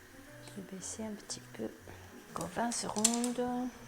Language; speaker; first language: French; non-native, learner; Japanese